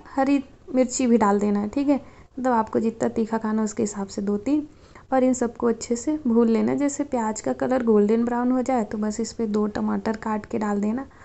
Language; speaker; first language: Hindi; native; Hindi